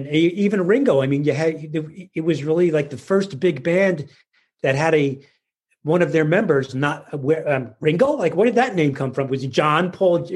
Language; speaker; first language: English; native; English